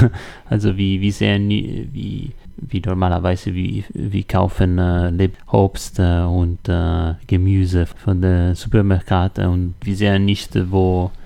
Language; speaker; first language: German; non-native, learner; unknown